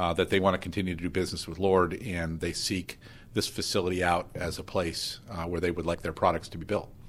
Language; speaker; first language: English; native; English